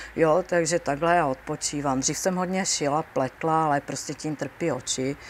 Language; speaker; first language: Czech; native; Czech